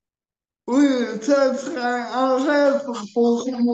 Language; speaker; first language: French; early bilingual, other home language; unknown